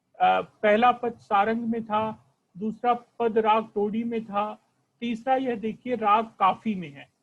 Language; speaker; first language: Hindi; non-native, local second language; Marathi